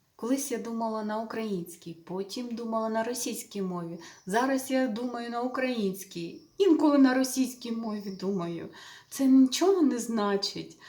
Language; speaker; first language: Ukrainian; native; Ukrainian